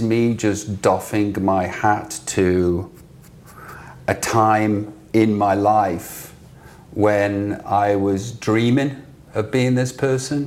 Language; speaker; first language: English; native; English